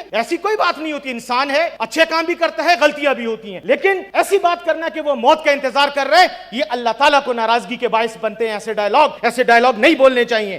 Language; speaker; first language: Urdu; non-native, local second language; Pashto